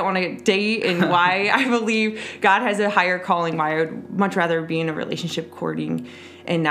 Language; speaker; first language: English; native; English